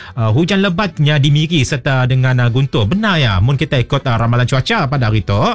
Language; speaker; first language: Malay; native; Malay